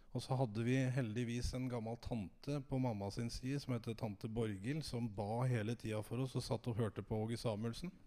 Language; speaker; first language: Norwegian; native; Norwegian